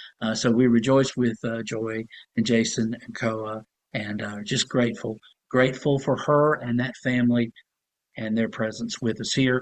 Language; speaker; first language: English; native; English